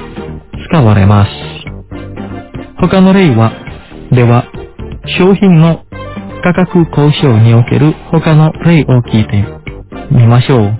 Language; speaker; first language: Japanese; non-native, fluent; Indonesian